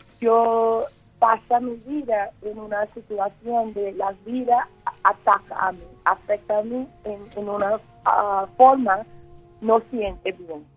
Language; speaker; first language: Spanish; non-native, learner; English